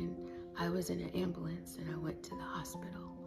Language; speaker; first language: English; native; English